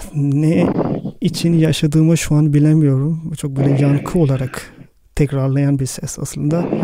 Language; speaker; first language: Turkish; non-native, fluent; Arabic